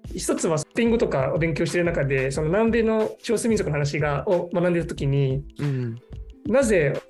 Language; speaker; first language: Japanese; non-native, fluent; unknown